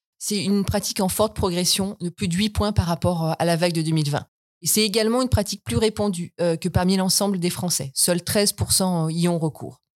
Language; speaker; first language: French; native; French